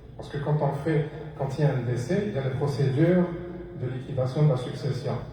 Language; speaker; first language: French; non-native, local second language; Arabic